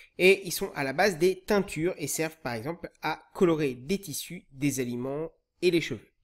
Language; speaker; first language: French; native; French